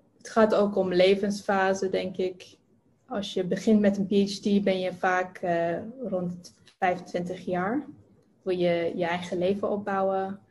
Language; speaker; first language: Dutch; non-native, fluent; English